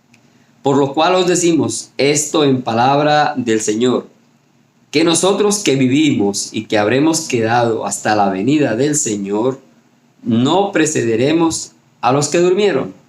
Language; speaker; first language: Spanish; native; Spanish